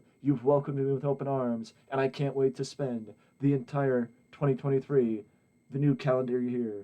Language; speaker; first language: English; native; English